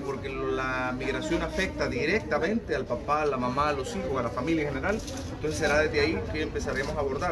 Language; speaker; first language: Spanish; native; Spanish